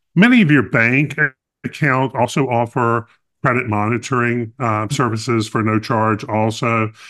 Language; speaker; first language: English; native; English